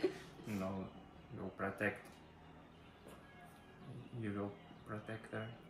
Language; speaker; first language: English; non-native, learner; Russian